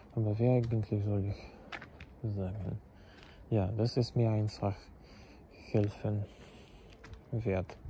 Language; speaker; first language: German; non-native, learner; Czech